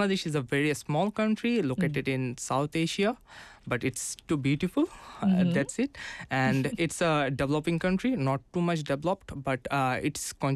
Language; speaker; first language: English; non-native, local second language; Bangla